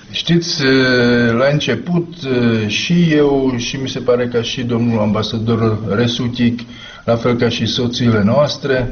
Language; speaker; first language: Romanian; non-native, fluent; Czech